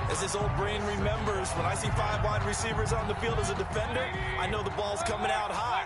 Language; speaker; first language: English; native; English